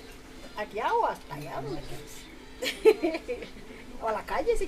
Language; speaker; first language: Spanish; native; Spanish